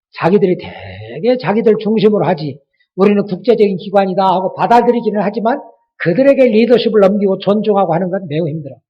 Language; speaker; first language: Korean; native; Korean